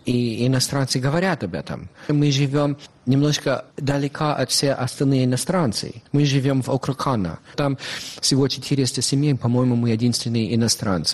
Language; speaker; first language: Russian; non-native, fluent; English